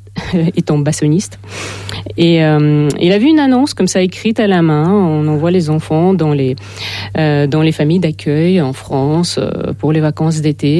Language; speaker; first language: French; non-native, fluent; Russian